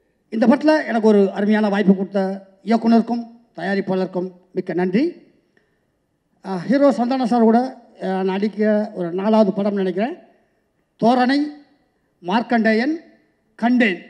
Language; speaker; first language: Tamil; native; Tamil